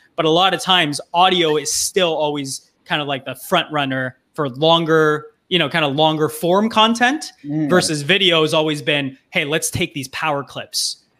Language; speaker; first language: English; native; English